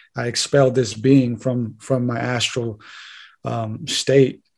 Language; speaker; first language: English; native; English